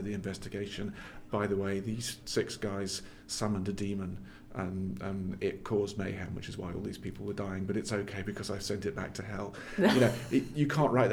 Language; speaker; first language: English; native; English